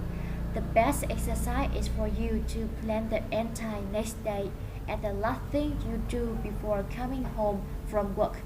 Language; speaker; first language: English; non-native, fluent; Vietnamese